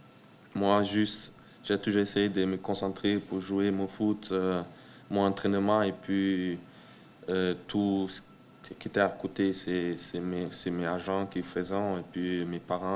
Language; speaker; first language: French; early bilingual, heritage; French